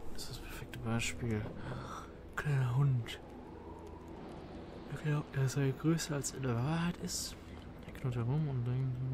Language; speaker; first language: German; native; German